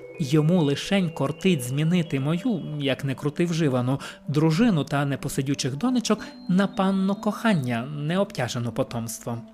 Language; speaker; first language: Ukrainian; native; Ukrainian